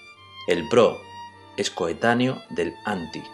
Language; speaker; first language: Spanish; native; Spanish